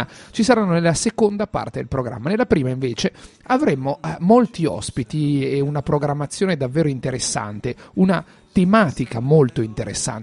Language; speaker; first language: Italian; native; Italian